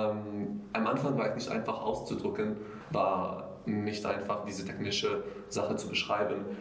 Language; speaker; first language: German; non-native, fluent; Arabic